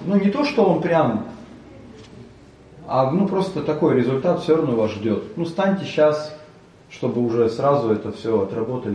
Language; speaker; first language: Russian; native; Russian